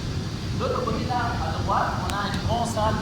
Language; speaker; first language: French; non-native, learner; Arabic